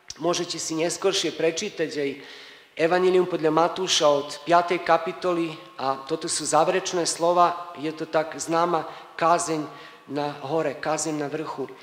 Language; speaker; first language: Slovak; native; Slovak